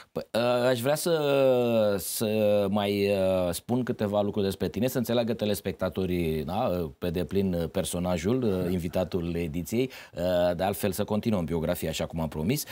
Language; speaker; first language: Romanian; native; Romanian